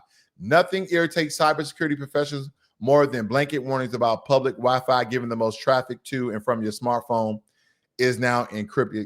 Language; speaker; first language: English; native; English